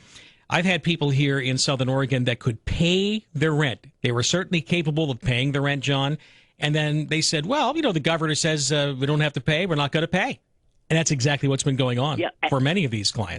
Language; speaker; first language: English; native; English